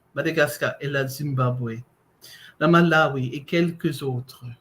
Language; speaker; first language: French; non-native, fluent; English